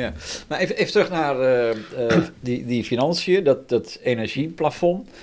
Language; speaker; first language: Dutch; native; Dutch